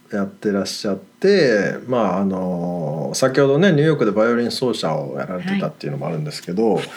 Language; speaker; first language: Japanese; native; Japanese